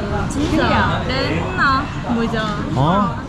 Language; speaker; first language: Korean; non-native, fluent; Vietnamese